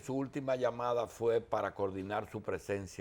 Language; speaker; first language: Spanish; native; Spanish